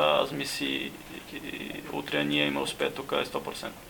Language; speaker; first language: Bulgarian; non-native, learner; Portuguese